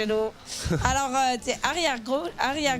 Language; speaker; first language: French; native; French